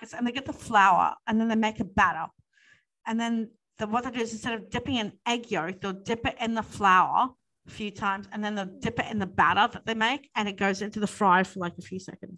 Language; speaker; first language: English; native; English